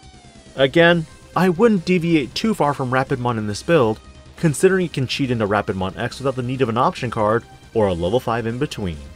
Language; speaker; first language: English; native; English